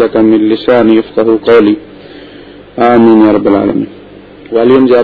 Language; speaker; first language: Urdu; non-native, local second language; Punjabi